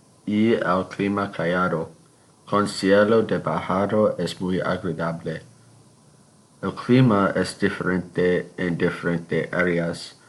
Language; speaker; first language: Spanish; non-native, learner; English